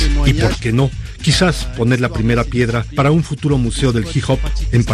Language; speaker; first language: Spanish; native; Spanish